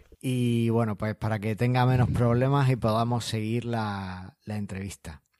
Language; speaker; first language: Spanish; native; Spanish